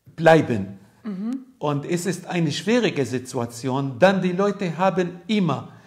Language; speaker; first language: German; non-native, learner; Arabic